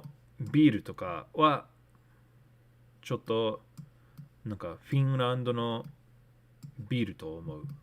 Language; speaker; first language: Japanese; non-native, learner; English